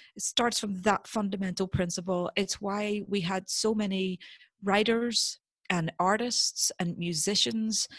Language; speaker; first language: English; native; English